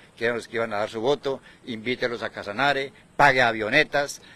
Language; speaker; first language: Spanish; native; Spanish